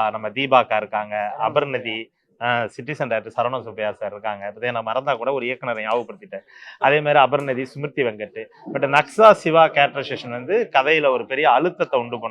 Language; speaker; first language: Tamil; native; Tamil